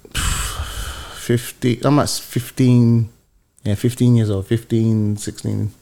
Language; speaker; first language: English; early bilingual, other home language; Yoruba